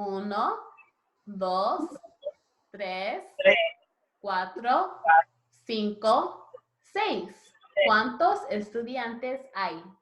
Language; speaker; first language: Spanish; non-native, learner; English